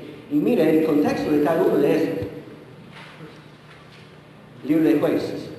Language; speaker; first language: Spanish; non-native, fluent; English